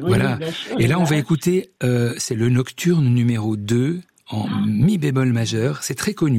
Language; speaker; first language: French; native; French